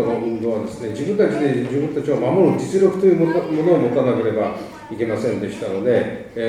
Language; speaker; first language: Japanese; native; Japanese